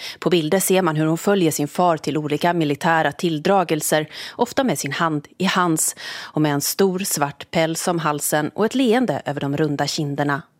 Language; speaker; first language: Swedish; native; Swedish